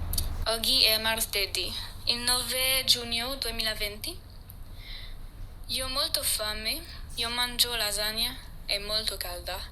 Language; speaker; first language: Italian; non-native, learner; French